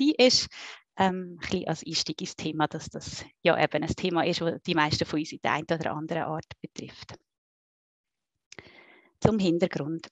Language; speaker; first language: German; native; German